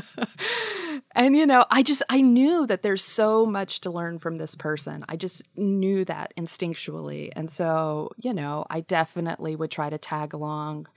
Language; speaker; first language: English; native; English